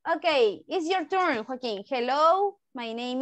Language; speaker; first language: English; non-native, fluent; Spanish